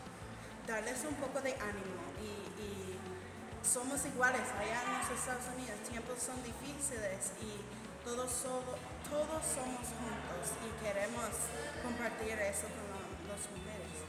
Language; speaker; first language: Spanish; non-native, learner; English